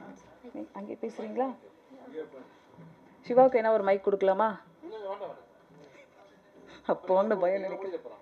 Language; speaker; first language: Tamil; native; Tamil